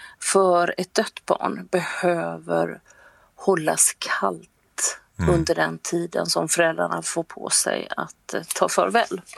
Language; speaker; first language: Swedish; native; Swedish